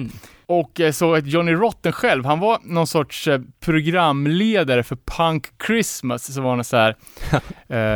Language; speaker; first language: Swedish; native; Swedish